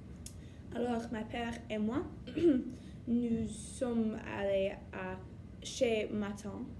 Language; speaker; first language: French; non-native, learner; English